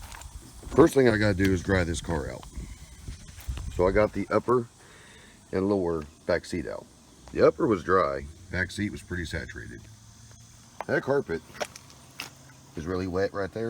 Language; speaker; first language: English; native; English